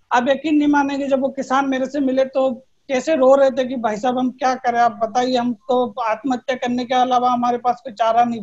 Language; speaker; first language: Hindi; native; Hindi